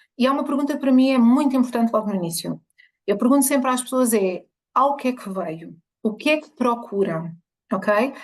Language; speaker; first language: Portuguese; early bilingual, other home language; Spanish